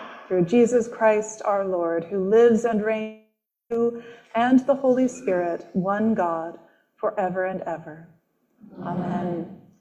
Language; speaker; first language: English; native; English